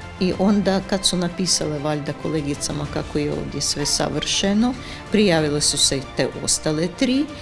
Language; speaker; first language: Croatian; non-native, fluent; Ukrainian